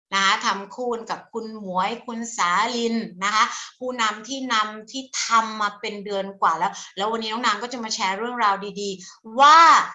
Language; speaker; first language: Thai; native; Thai